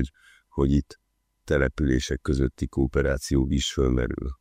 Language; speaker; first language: Hungarian; native; Hungarian